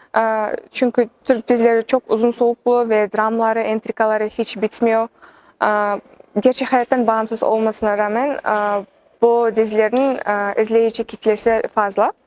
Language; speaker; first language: Turkish; non-native, learner; Kazakh